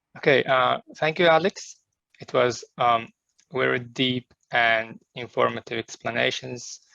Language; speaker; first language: English; non-native, fluent; Mongolian